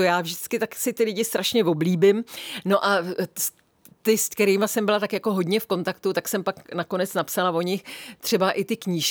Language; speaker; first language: Czech; native; Czech